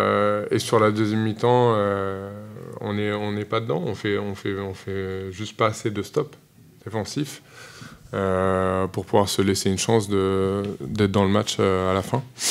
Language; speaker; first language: French; native; French